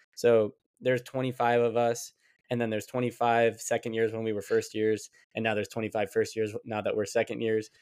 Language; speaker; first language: English; native; English